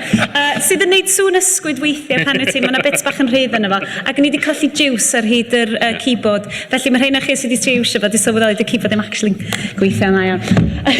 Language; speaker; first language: Welsh; native; Welsh